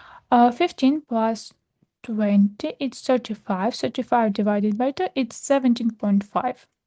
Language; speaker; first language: English; non-native, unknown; Ukrainian